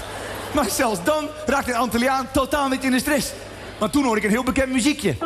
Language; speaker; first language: Dutch; native; Dutch